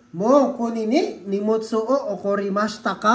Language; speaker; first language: Japanese; non-native, fluent; Filipino